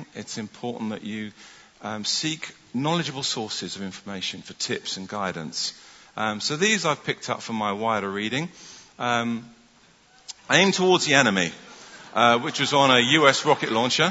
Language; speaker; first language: English; native; English